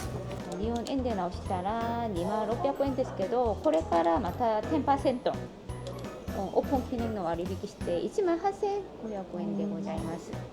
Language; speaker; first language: Japanese; non-native, learner; Korean